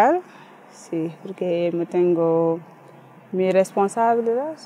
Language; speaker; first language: Spanish; non-native, learner; Wolof